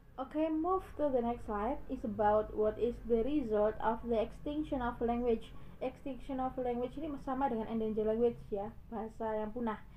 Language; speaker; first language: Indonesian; non-native, local second language; Javanese